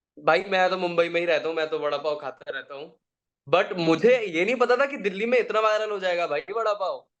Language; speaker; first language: Hindi; native; Hindi